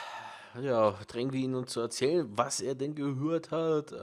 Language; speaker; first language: German; native; German